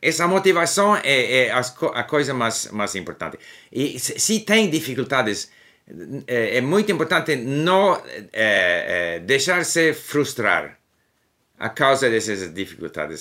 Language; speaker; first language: Portuguese; non-native, learner; English